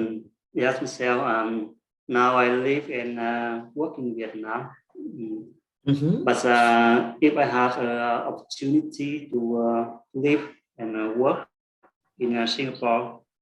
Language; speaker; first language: English; non-native, learner; Vietnamese